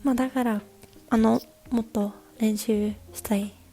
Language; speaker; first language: Japanese; non-native, learner; English